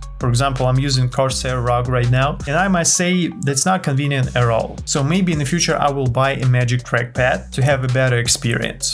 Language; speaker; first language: English; non-native, fluent; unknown